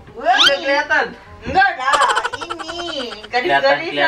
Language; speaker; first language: Indonesian; non-native, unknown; Japanese